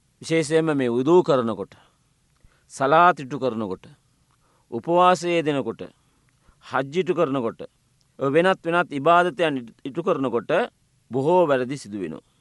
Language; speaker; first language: Sinhala; non-native, local second language; Tamil